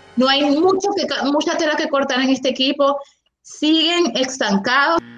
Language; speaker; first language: Spanish; native; Spanish